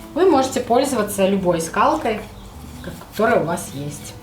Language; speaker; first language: Russian; native; Russian